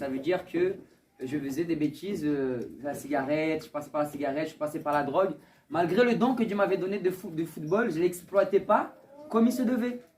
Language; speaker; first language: French; early bilingual, other home language; Portuguese